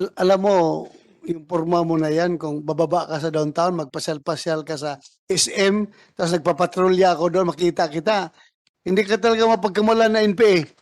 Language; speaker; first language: Filipino; non-native, local second language; Cebuano